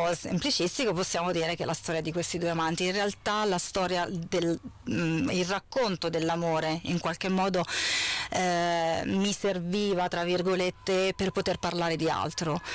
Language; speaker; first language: Italian; native; Italian